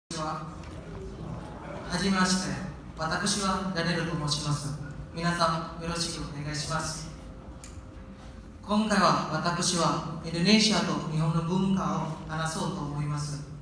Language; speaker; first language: Japanese; non-native, learner; Indonesian